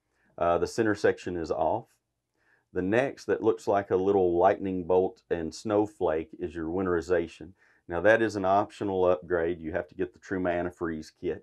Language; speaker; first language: English; native; English